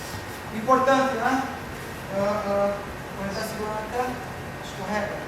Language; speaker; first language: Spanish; non-native, learner; Portuguese